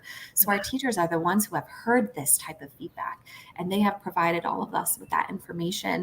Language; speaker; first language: English; native; English